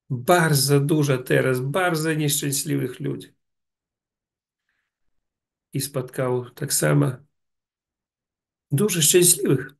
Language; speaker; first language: Polish; non-native, learner; Russian